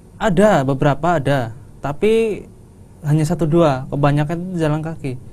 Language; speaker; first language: Indonesian; non-native, local second language; Javanese